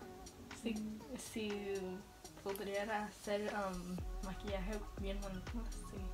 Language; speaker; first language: Spanish; early bilingual, heritage; Spanish